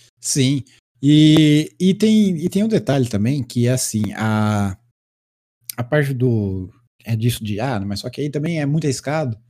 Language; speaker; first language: Portuguese; native; Portuguese